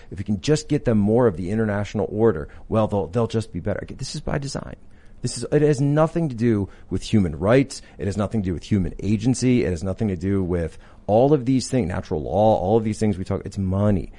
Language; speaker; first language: English; native; English